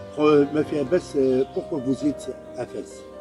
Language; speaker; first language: French; non-native, local second language; Arabic